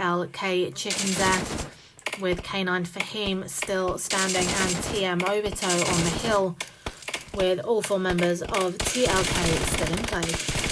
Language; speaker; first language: English; native; English